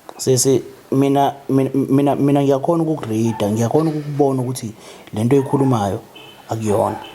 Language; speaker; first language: Zulu; native; Zulu